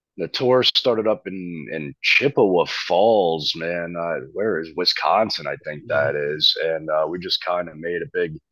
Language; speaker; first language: English; native; English